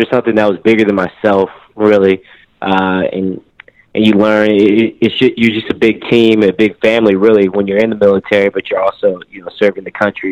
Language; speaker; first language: English; native; English